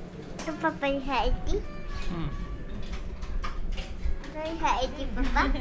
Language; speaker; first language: Indonesian; early bilingual, heritage; Indonesian